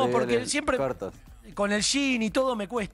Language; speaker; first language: Spanish; native; Spanish